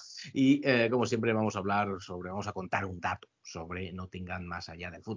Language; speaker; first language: Spanish; native; Spanish